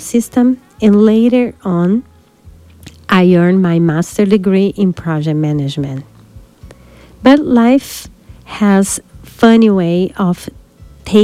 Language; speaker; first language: English; non-native, fluent; Portuguese